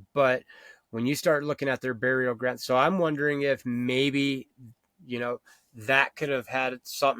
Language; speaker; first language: English; native; English